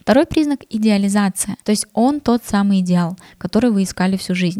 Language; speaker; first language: Russian; native; Russian